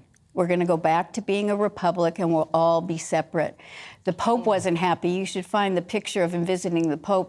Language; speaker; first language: English; native; English